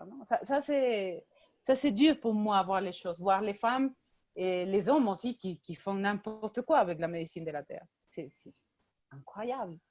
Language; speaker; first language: French; non-native, fluent; Spanish